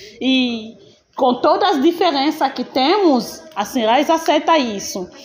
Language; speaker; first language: Portuguese; non-native, fluent; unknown